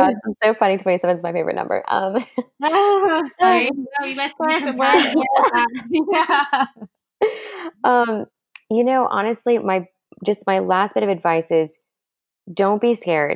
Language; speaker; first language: English; non-native, fluent; French